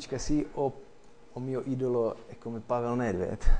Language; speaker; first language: Italian; non-native, learner; Czech